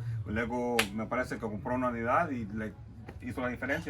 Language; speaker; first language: Spanish; early bilingual, heritage; Spanish